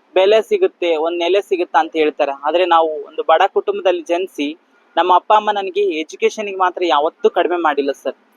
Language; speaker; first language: Kannada; native; Kannada